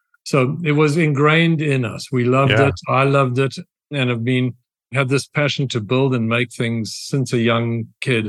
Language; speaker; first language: English; native; English